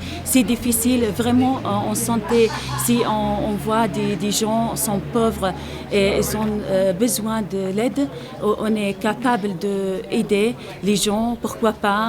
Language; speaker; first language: French; non-native, learner; Aramaic